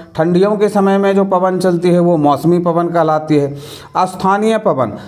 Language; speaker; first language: Hindi; native; Hindi